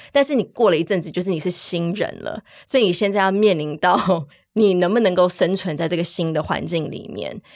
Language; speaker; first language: Chinese; early bilingual, heritage; Chinese